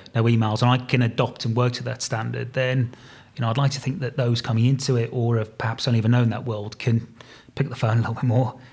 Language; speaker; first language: English; native; English